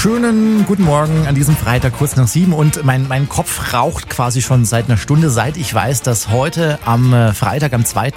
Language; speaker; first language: German; native; German